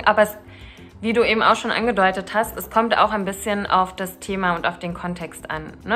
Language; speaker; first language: German; early bilingual, other home language; Turkish